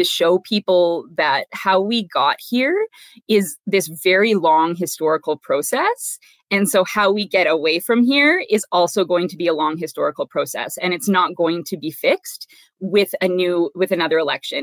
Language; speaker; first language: English; native; English